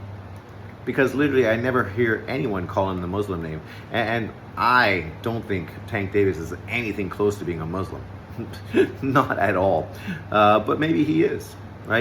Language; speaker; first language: English; native; English